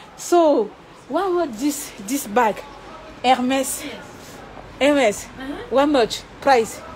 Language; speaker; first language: English; non-native, learner; French